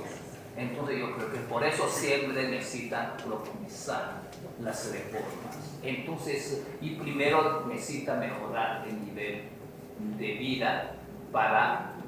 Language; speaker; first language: Spanish; non-native, fluent; Chinese